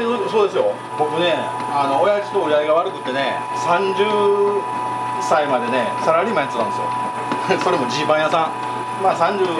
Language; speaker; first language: Japanese; native; Japanese